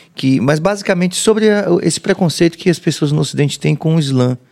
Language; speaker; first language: Portuguese; non-native, fluent; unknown